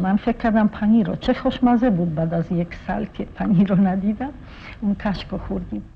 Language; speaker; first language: Persian; non-native, fluent; Polish